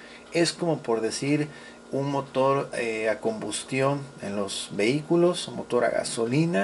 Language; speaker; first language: Spanish; native; Spanish